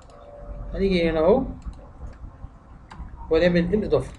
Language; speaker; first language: Arabic; native; Arabic